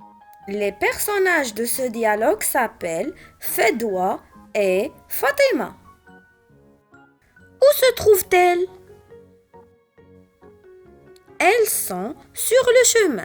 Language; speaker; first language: French; non-native, local second language; Arabic